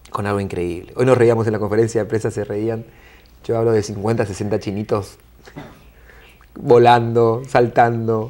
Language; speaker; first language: Spanish; native; Spanish